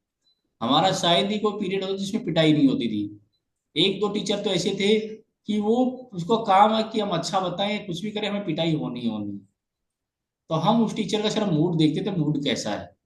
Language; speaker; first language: Hindi; native; Hindi